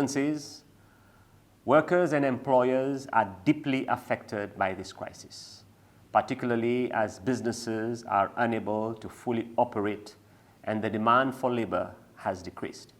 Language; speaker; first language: English; non-native, local second language; Seselwa Creole French